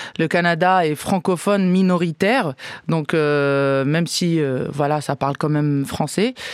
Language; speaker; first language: French; non-native, local second language; Arabic